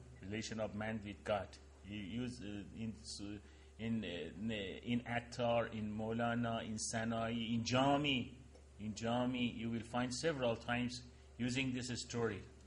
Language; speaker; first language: English; non-native, fluent; Persian